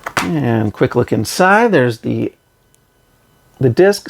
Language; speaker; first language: English; native; English